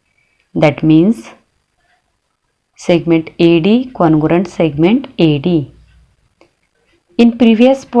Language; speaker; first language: English; non-native, local second language; Marathi